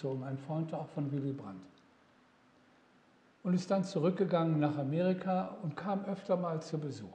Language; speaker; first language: German; native; German